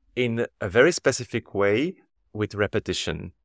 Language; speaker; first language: English; non-native, fluent; Slovak